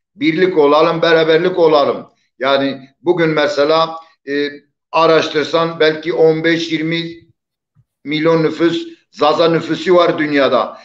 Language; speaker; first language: Turkish; non-native, local second language; Zaza